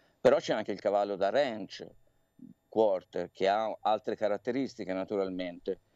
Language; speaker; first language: Italian; native; Italian